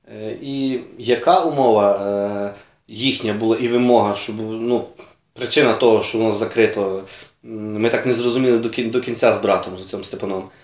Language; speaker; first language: Ukrainian; native; Ukrainian